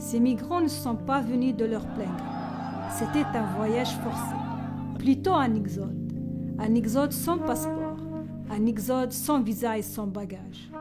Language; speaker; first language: French; native; French